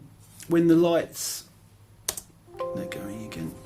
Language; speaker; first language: English; native; English